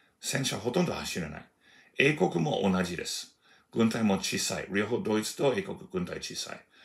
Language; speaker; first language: Japanese; non-native, fluent; English